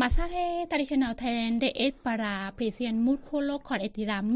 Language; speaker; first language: Spanish; non-native, learner; Thai